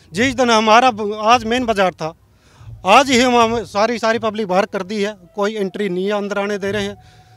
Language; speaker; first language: Hindi; non-native, local second language; Punjabi